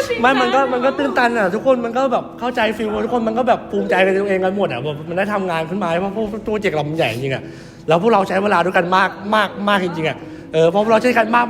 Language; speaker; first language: Thai; native; Thai